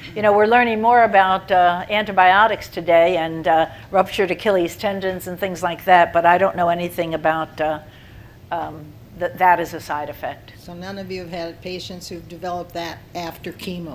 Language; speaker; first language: English; native; English